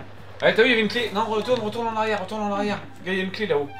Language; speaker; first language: French; native; French